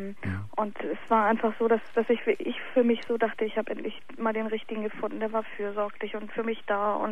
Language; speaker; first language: German; native; German